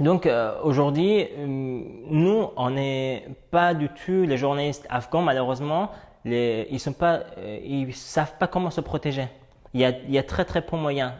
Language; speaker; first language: French; non-native, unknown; Persian